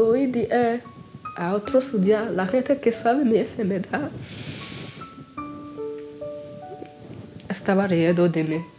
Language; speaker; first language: Spanish; non-native, learner; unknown